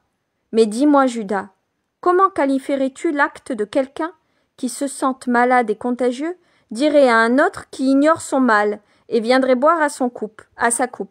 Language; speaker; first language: French; native; French